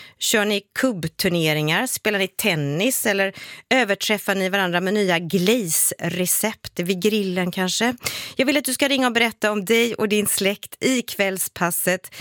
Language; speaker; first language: Swedish; native; Swedish